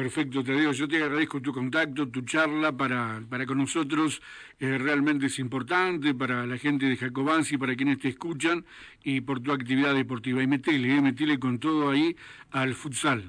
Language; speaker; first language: Spanish; native; Spanish